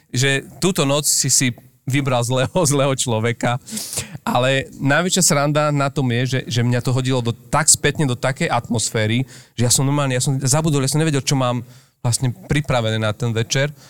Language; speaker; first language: Slovak; native; Slovak